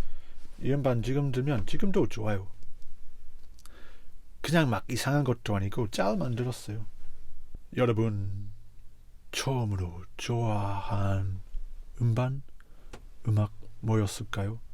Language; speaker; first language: Korean; non-native, fluent; English